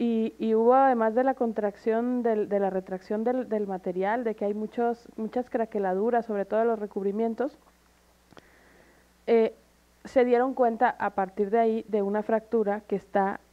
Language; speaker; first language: Spanish; native; Spanish